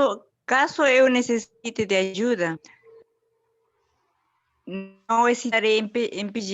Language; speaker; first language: Portuguese; non-native, learner; Spanish